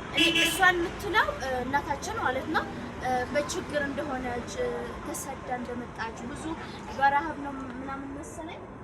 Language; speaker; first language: Amharic; non-native, local second language; Tigrinya